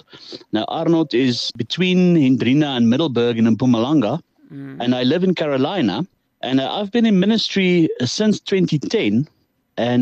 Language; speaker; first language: English; non-native, local second language; Afrikaans